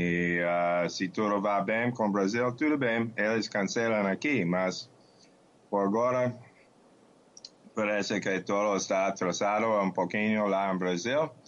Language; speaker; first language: Portuguese; non-native, fluent; English